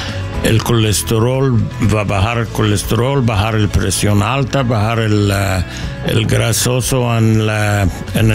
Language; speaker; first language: Spanish; non-native, learner; English